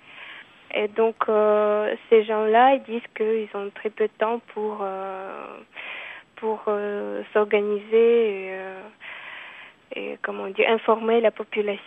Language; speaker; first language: French; non-native, fluent; Kyrgyz